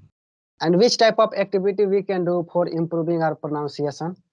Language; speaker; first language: English; non-native, learner; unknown